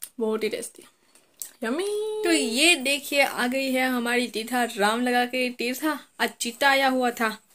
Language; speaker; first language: Hindi; non-native, local second language; Gujarati